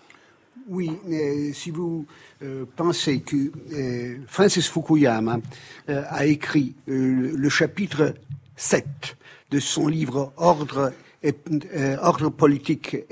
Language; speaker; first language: French; non-native, fluent; Italian